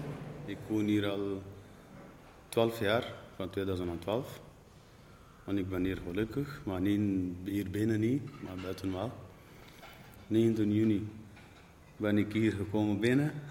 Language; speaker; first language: Dutch; non-native, learner; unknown